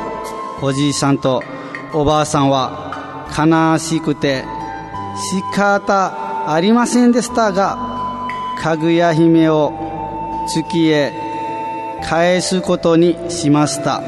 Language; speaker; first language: Japanese; non-native, fluent; Nepali